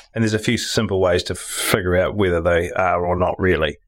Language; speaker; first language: English; native; English